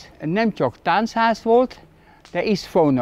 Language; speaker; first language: Hungarian; non-native, learner; Dutch